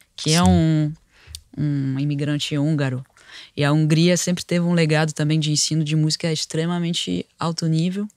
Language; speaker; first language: Portuguese; non-native, fluent; French